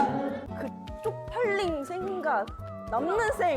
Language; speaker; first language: Korean; non-native, learner; Chinese